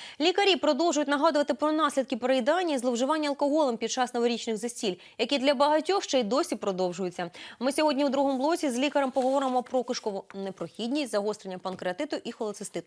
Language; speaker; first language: Ukrainian; native; Ukrainian